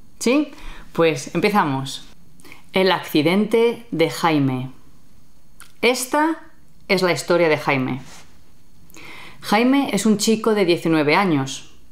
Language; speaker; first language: Spanish; native; Spanish